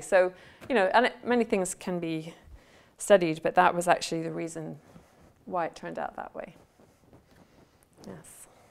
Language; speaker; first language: English; native; English